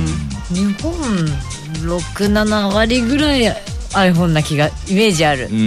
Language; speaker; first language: Japanese; native; Japanese